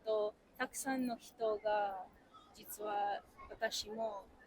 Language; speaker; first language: Japanese; non-native, learner; English